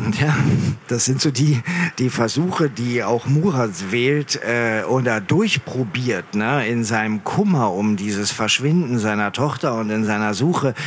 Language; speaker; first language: German; early bilingual, other home language; Arabic